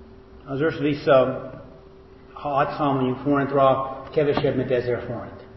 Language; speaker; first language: Hungarian; non-native, fluent; English